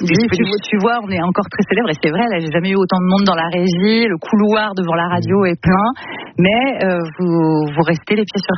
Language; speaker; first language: French; native; French